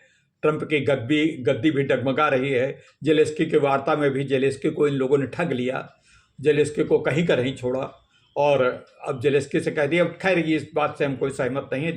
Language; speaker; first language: Hindi; native; Hindi